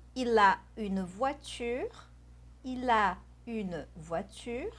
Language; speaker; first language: French; non-native, fluent; Portuguese